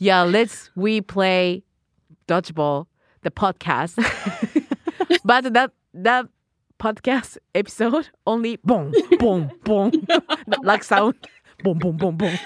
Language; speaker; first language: English; non-native, learner; Japanese